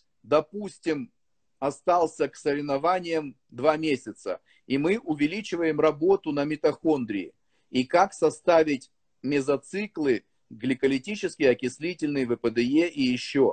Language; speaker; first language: Russian; native; Russian